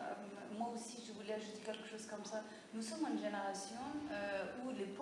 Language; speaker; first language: French; non-native, learner; Persian